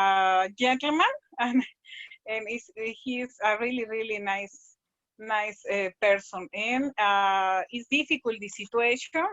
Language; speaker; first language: English; non-native, learner; Spanish